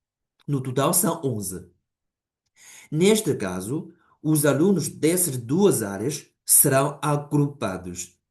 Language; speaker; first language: Portuguese; non-native, fluent; Chinese